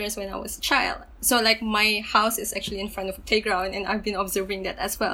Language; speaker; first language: English; non-native, local second language; Malay